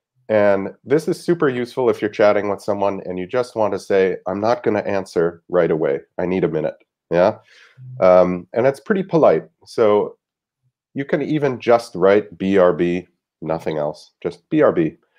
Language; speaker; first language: English; native; English